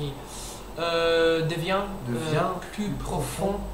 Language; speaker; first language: French; non-native, learner; English